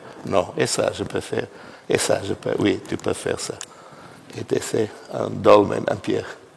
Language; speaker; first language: French; non-native, fluent; Portuguese